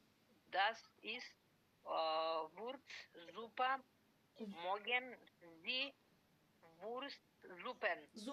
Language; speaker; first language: German; non-native, learner; Macedonian